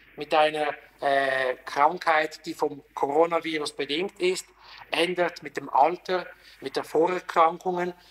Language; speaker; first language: German; non-native, local second language; Italian